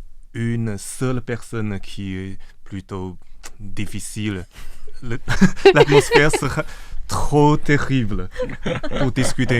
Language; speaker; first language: French; non-native, fluent; Chinese